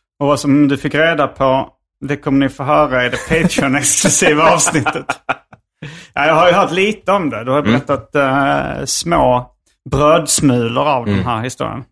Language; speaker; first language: Swedish; native; Swedish